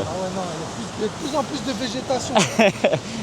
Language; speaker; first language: French; native; French